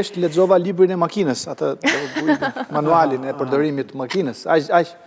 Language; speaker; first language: Albanian; native; Albanian